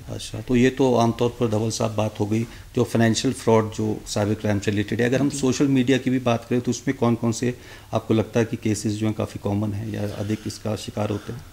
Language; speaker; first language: Hindi; native; Hindi